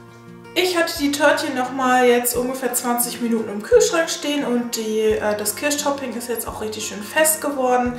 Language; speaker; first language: German; native; German